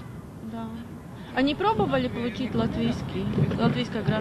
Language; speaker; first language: Russian; non-native, local second language; Latvian